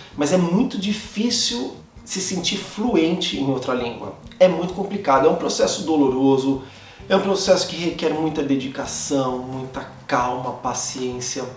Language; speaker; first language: Portuguese; native; Portuguese